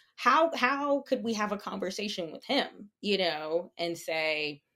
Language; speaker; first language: English; native; English